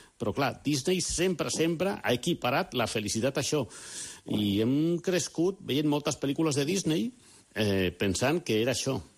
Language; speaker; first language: Catalan; native; Catalan